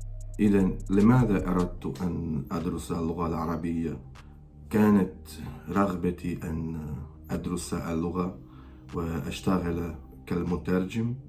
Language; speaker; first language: Arabic; non-native, fluent; Croatian